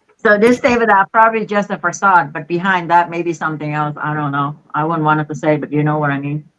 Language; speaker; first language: English; non-native, fluent; Khmer